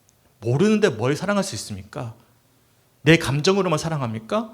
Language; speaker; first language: Korean; native; Korean